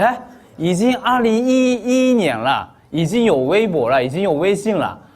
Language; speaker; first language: Chinese; non-native, fluent; Japanese